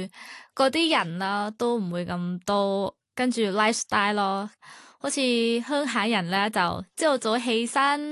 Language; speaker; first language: Cantonese; non-native, fluent; Thai